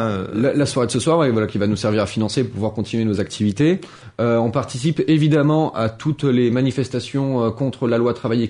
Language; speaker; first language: French; native; French